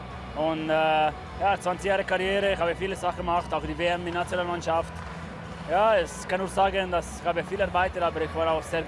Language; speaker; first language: German; non-native, local second language; Italian